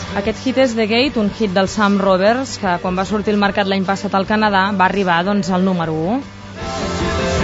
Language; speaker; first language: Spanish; non-native, local second language; Catalan